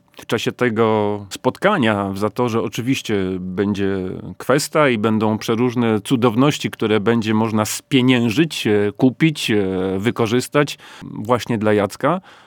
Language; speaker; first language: Polish; native; Polish